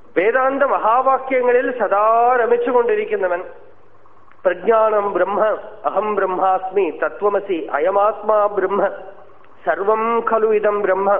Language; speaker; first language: Malayalam; native; Malayalam